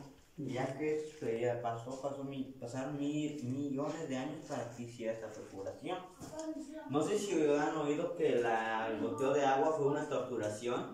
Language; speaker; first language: Spanish; native; Spanish